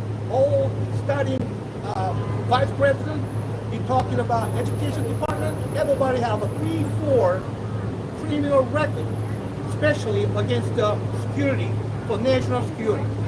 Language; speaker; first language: English; non-native, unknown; Korean